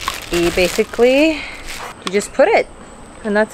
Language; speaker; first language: English; non-native, fluent; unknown